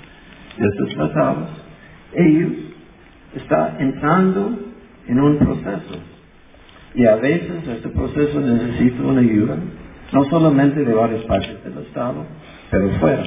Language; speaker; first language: Spanish; non-native, fluent; English